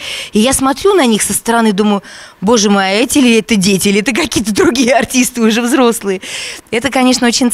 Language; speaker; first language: Russian; native; Russian